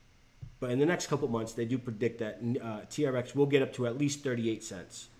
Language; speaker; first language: English; native; English